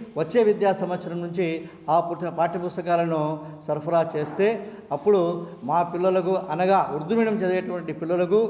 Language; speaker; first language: Telugu; non-native, local second language; Urdu